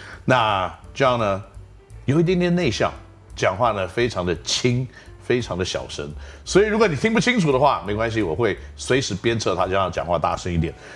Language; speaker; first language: Chinese; native; Chinese